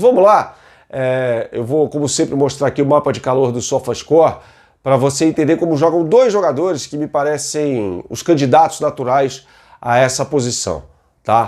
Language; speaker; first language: Portuguese; native; Portuguese